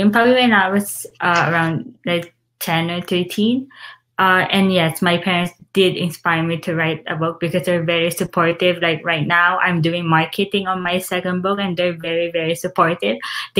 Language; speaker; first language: English; non-native, local second language; Filipino